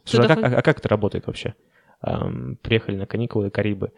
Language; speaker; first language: Russian; native; Russian